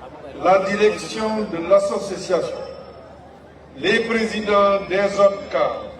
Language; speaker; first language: French; non-native, local second language; Wolof